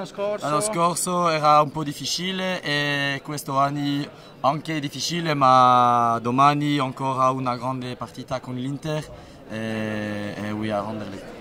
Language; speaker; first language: Italian; non-native, learner; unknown